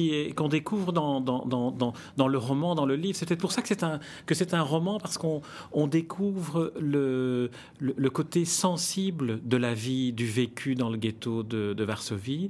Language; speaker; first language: French; native; French